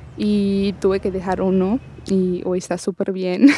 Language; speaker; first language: Spanish; non-native, learner; Portuguese